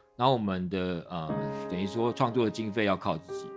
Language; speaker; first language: Chinese; native; Chinese